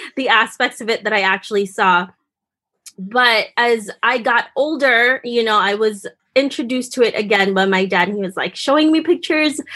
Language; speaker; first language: English; early bilingual, other home language; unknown